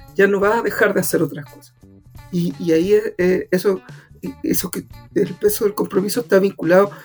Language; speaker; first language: Spanish; native; Spanish